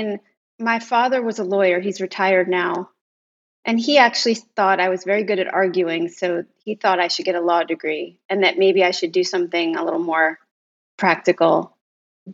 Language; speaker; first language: English; native; English